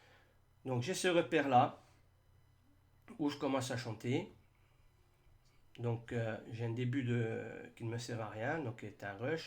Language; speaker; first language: French; native; French